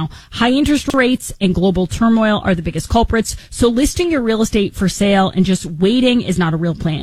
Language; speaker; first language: English; native; English